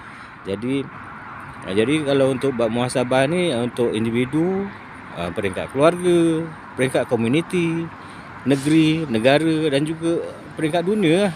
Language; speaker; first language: Malay; native; Malay